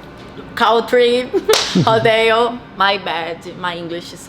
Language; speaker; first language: English; non-native, learner; Portuguese